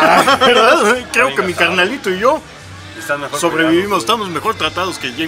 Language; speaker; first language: Spanish; native; Spanish